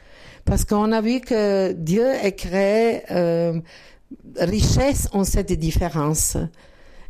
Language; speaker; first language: French; non-native, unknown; Croatian